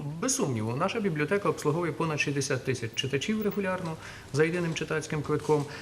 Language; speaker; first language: Ukrainian; native; Ukrainian